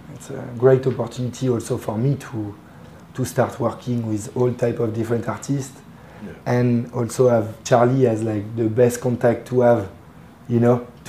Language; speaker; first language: English; non-native, fluent; French